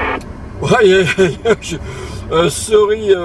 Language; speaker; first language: English; non-native, learner; Italian